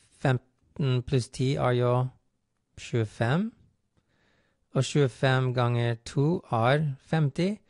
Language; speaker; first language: Norwegian; non-native, fluent; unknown